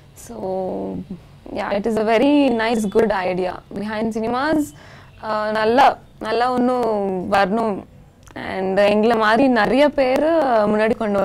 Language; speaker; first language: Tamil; non-native, local second language; Telugu